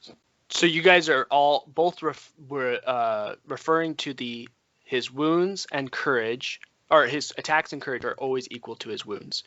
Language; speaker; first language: English; native; English